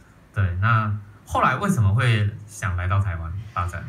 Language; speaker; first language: Chinese; native; Chinese